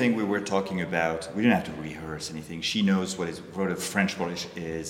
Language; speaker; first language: English; non-native, fluent; French